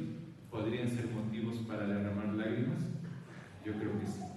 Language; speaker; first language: Spanish; native; Spanish